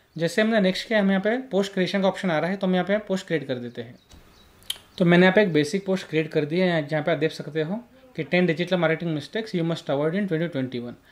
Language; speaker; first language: Hindi; native; Hindi